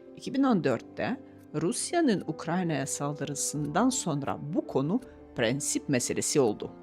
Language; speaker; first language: Turkish; non-native, fluent; Ukrainian